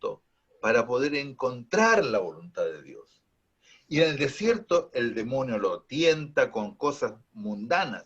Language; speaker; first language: Spanish; native; Spanish